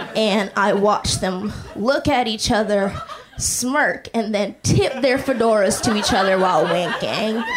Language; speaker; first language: English; native; English